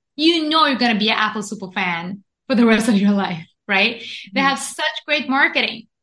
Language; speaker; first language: English; non-native, fluent; Persian